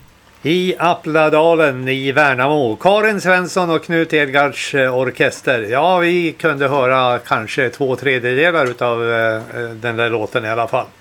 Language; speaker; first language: Swedish; native; Swedish